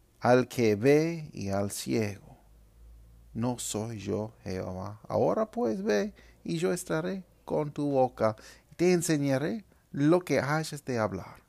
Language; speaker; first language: Spanish; non-native, fluent; English